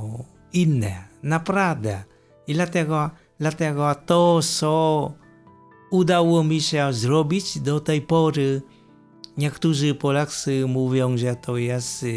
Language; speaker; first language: Polish; non-native, fluent; Vietnamese